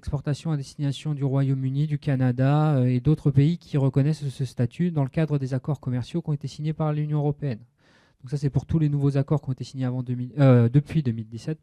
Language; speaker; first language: French; native; French